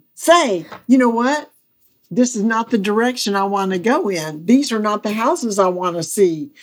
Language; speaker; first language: English; native; English